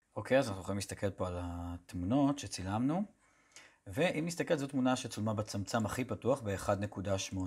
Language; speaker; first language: Hebrew; native; Hebrew